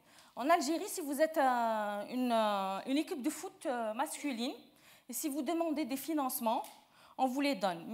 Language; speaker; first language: French; non-native, local second language; Arabic